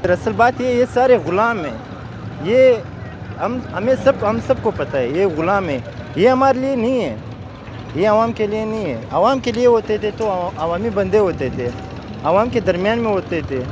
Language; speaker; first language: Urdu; non-native, local second language; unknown